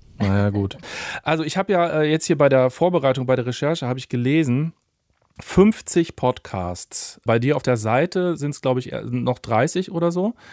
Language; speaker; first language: German; native; German